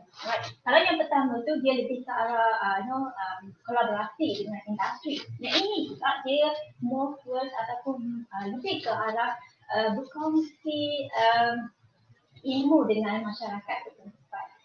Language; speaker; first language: Malay; native; Malay